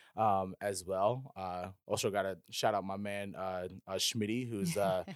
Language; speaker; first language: English; early bilingual, other home language; Filipino